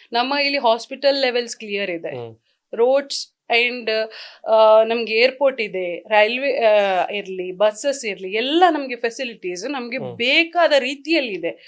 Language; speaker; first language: Kannada; non-native, local second language; Tulu